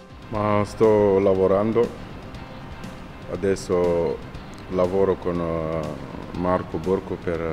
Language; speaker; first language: Italian; non-native, learner; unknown